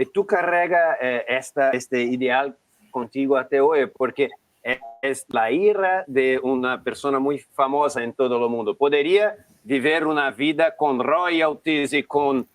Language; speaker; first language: Spanish; non-native, learner; Portuguese